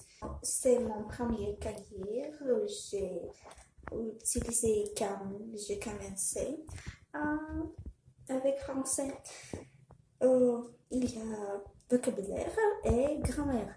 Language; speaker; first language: French; non-native, learner; Russian